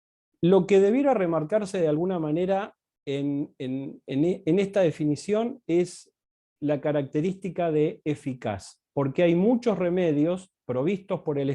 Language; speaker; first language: Spanish; native; Spanish